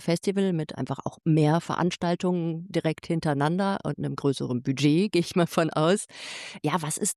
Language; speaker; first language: German; native; German